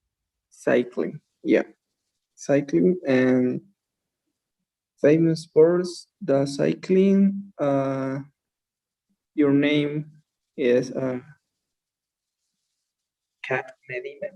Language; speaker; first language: English; non-native, learner; Spanish